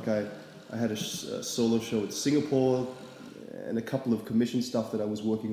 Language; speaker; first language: English; native; English